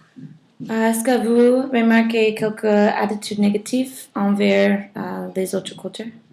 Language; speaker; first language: French; non-native, learner; English